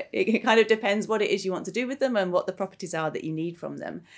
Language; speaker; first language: English; native; English